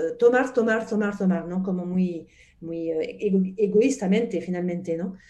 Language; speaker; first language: Spanish; non-native, fluent; French